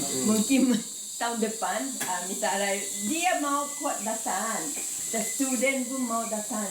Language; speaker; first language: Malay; non-native, fluent; Japanese